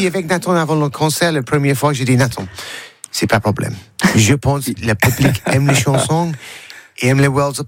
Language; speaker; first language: French; non-native, learner; English